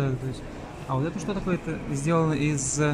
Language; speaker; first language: Russian; native; Russian